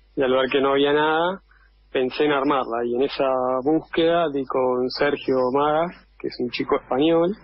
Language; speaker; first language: Spanish; native; Spanish